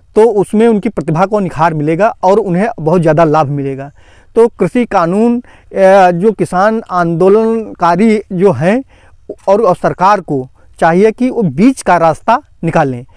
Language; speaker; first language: Hindi; native; Hindi